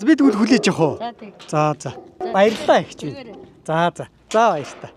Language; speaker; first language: Mongolian; native; Mongolian